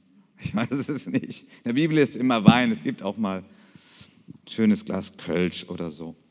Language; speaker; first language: German; native; German